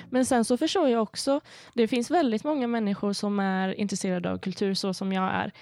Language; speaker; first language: Swedish; native; Swedish